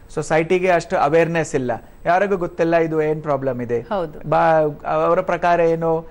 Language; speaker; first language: Kannada; non-native, learner; Hindi